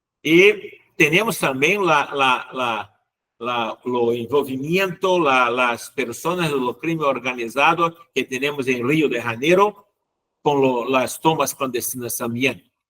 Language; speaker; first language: Spanish; non-native, learner; Portuguese